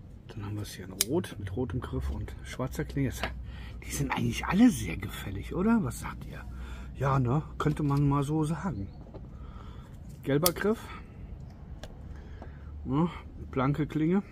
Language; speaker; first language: German; native; German